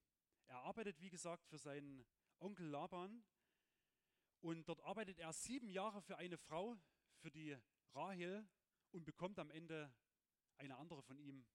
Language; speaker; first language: German; native; German